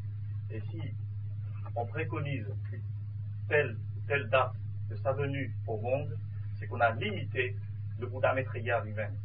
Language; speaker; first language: French; non-native, fluent; Vietnamese